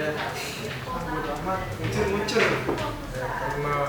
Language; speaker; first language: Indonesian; non-native, learner; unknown